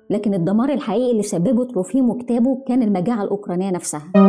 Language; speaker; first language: Arabic; native; Arabic